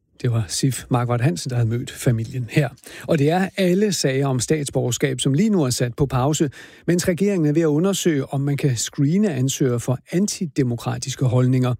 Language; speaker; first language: Danish; native; Danish